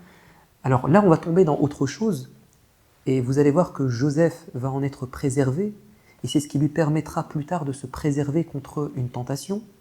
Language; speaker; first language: French; native; French